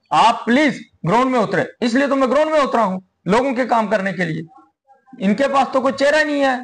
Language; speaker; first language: Hindi; native; Hindi